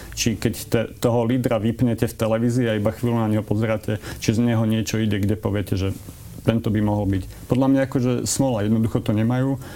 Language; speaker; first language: Slovak; native; Slovak